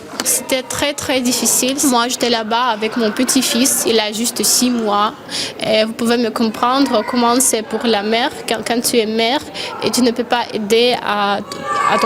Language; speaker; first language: French; non-native, fluent; Ukrainian